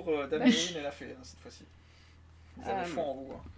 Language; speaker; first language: French; native; French